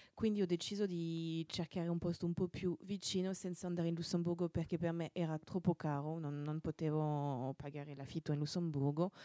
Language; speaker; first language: Italian; non-native, fluent; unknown